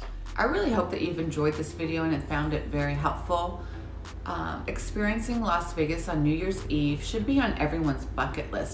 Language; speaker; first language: English; native; English